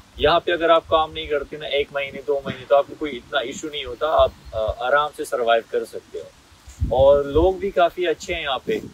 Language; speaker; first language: Hindi; non-native, local second language; Pashto